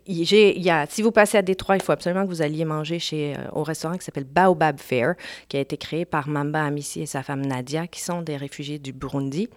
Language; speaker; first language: French; native; French